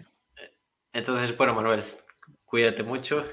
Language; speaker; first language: Spanish; native; Spanish